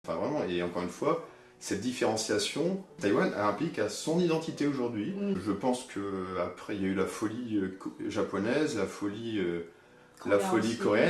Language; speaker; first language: French; native; French